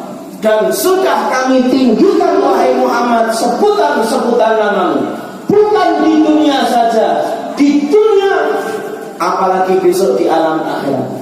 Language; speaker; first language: Indonesian; non-native, local second language; Javanese